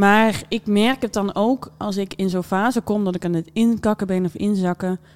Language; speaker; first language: Dutch; native; Dutch